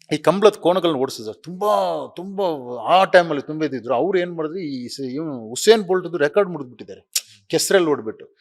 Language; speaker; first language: Kannada; non-native, local second language; Tulu